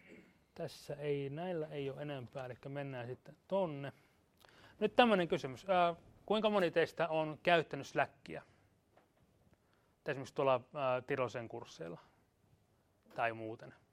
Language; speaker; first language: Finnish; native; Finnish